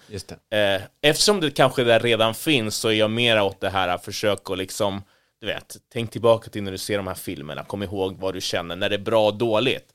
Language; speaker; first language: Swedish; early bilingual, other home language; Spanish